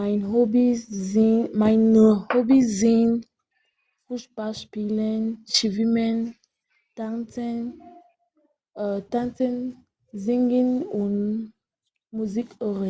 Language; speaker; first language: German; non-native, learner; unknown